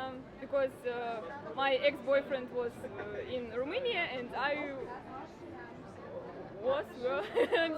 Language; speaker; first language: English; non-native, learner; Ukrainian